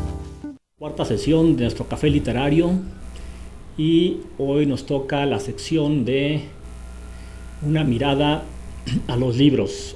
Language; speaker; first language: Spanish; native; Spanish